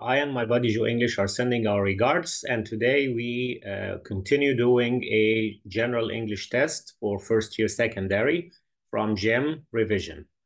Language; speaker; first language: English; non-native, fluent; Arabic